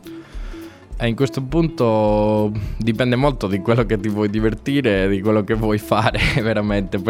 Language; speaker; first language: Italian; non-native, learner; Spanish